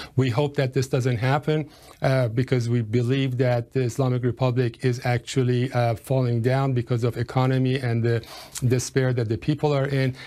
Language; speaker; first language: English; non-native, fluent; Persian